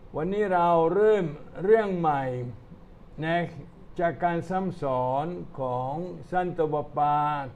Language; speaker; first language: Thai; non-native, fluent; Italian